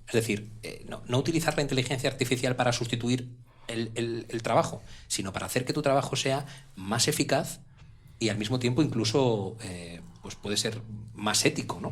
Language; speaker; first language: Spanish; native; Spanish